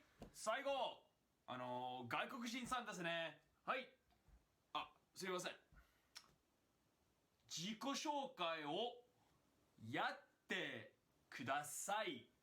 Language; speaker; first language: Japanese; non-native, learner; English